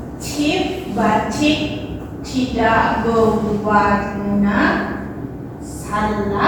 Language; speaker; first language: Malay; non-native, learner; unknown